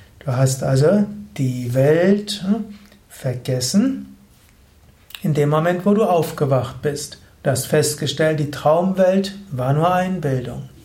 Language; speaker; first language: German; native; German